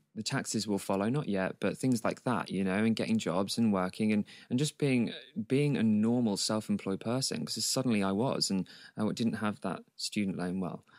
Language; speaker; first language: English; native; English